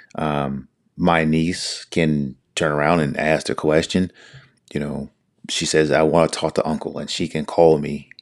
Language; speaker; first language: English; native; English